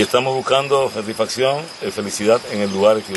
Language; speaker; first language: Spanish; native; Spanish